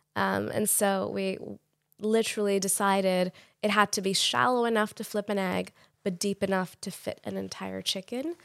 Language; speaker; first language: English; non-native, local second language; Urdu